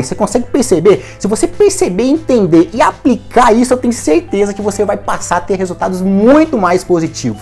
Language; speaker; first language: Portuguese; native; Portuguese